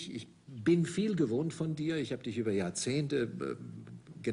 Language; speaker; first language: German; native; German